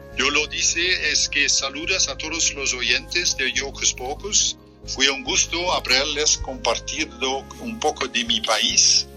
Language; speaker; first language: Spanish; non-native, fluent; Dutch